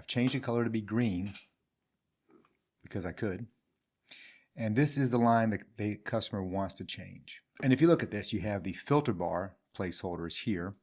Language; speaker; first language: English; native; English